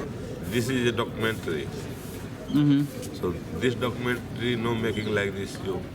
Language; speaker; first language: English; non-native, learner; Hindi